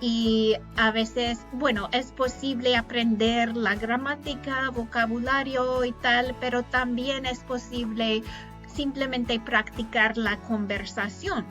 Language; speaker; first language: Spanish; non-native, fluent; English